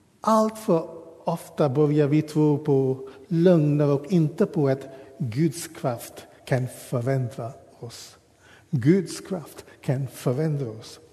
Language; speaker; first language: Swedish; non-native, fluent; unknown